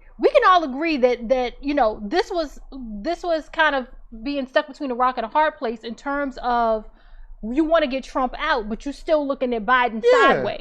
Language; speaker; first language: English; native; English